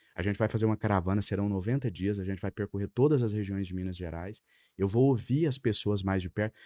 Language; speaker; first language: Portuguese; native; Portuguese